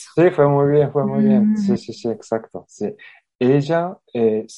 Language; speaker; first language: Spanish; non-native, fluent; Japanese